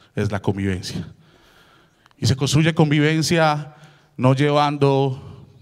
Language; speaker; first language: Spanish; native; Spanish